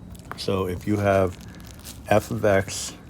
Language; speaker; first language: English; native; English